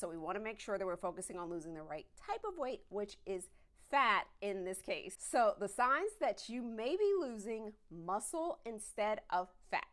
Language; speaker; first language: English; native; English